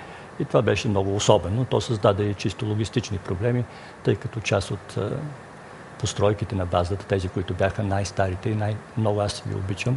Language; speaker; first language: Bulgarian; native; Bulgarian